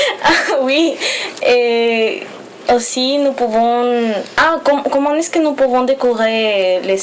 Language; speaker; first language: French; non-native, learner; Spanish